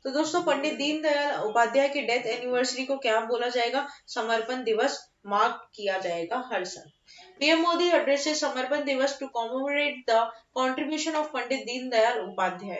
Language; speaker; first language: Hindi; native; Hindi